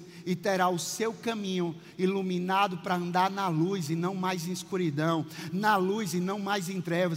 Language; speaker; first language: Portuguese; native; Portuguese